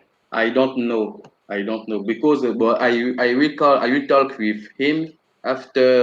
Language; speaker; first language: English; non-native, learner; French